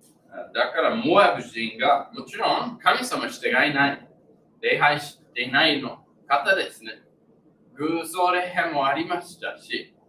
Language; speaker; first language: Japanese; non-native, learner; English